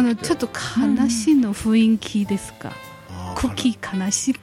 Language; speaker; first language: Japanese; non-native, learner; Chinese